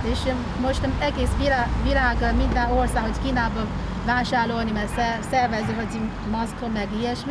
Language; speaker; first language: Hungarian; non-native, learner; Chinese